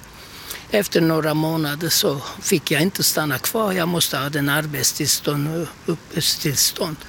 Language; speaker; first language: Swedish; non-native, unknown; Turkish